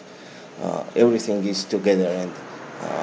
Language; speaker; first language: English; non-native, learner; Georgian